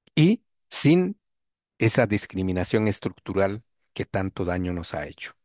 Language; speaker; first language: Spanish; non-native, local second language; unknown